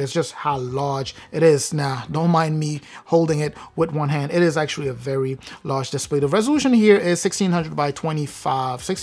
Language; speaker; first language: English; native; English